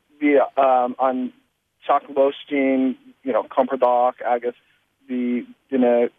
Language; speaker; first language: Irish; non-native, learner; English